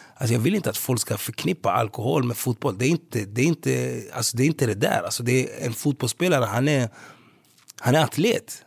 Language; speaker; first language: Swedish; early bilingual, other home language; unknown